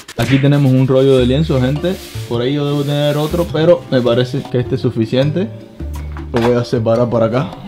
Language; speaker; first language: Spanish; native; Spanish